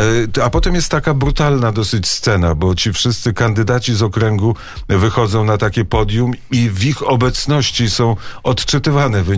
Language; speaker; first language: Polish; native; Polish